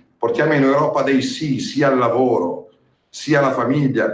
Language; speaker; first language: Italian; native; Italian